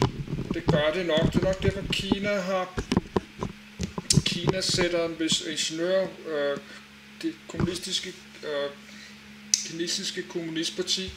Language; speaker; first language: Danish; native; Danish